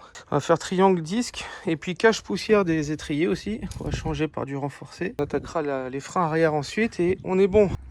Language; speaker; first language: French; native; French